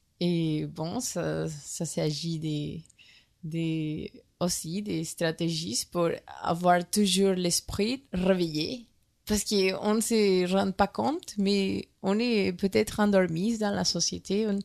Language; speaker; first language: French; non-native, learner; Spanish